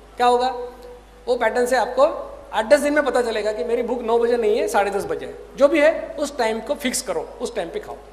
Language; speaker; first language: Hindi; non-native, local second language; Marathi